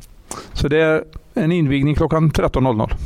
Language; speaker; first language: Swedish; native; Swedish